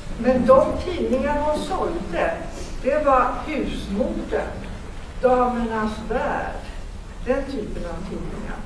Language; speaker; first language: Swedish; native; Swedish